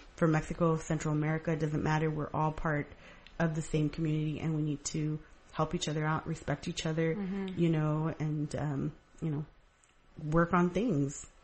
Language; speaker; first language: English; early bilingual, other home language; Spanish